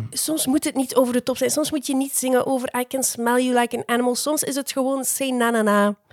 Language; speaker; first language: Dutch; non-native, fluent; Polish